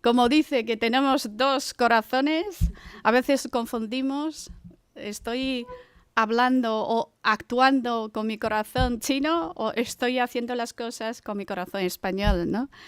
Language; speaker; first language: Spanish; non-native, fluent; Chinese